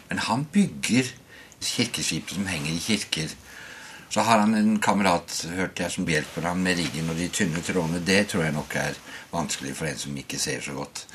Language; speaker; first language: Norwegian; native; Norwegian